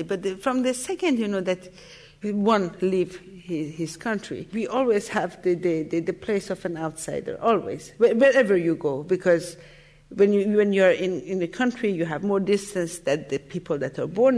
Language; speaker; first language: English; non-native, fluent; Persian